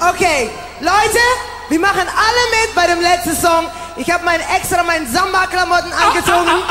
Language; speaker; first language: German; non-native, learner; English